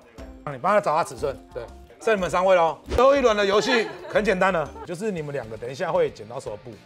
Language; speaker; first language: Chinese; native; Chinese